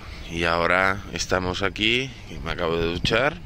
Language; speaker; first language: Spanish; native; Spanish